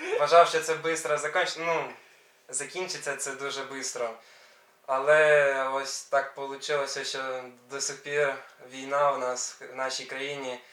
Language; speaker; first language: Ukrainian; non-native, local second language; Russian